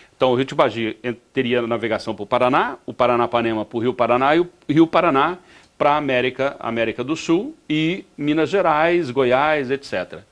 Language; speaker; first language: Portuguese; native; Portuguese